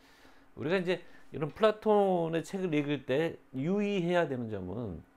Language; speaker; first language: Korean; native; Korean